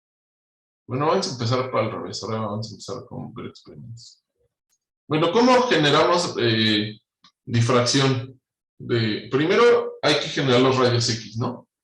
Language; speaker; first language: Spanish; native; Spanish